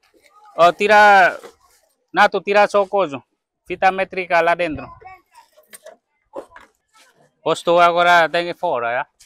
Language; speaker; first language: Portuguese; non-native, learner; Vietnamese